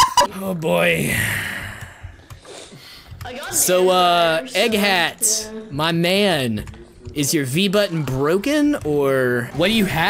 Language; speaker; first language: English; native; English